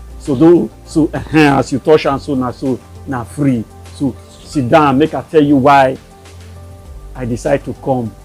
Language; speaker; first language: Nigerian Pidgin; native; Nigerian Pidgin